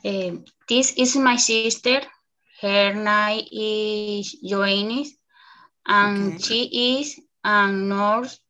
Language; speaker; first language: English; non-native, learner; Spanish